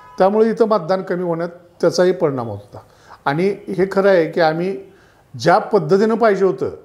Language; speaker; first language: Marathi; native; Marathi